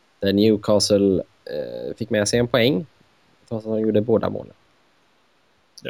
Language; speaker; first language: Swedish; native; Swedish